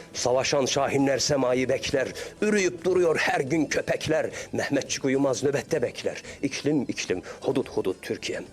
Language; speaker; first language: Turkish; early bilingual, heritage; Arabic